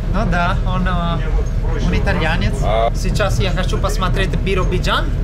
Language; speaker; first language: Russian; non-native, fluent; Italian